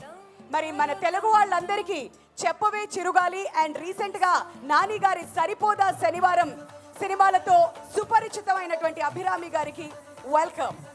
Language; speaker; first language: Telugu; native; Telugu